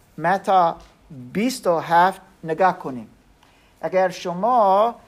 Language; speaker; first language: Persian; non-native, learner; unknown